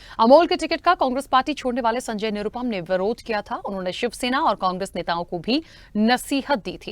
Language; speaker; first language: Hindi; native; Hindi